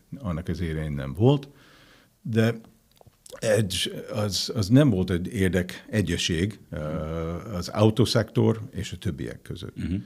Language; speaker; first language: Hungarian; non-native, fluent; English